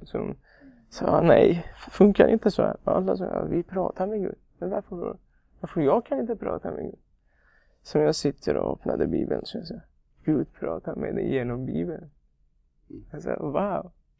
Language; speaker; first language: Swedish; non-native, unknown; Persian